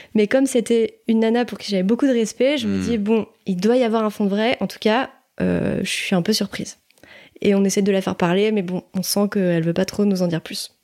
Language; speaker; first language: French; native; French